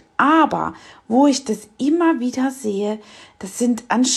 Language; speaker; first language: German; native; German